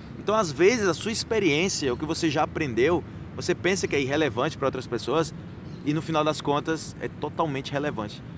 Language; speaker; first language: Portuguese; native; Portuguese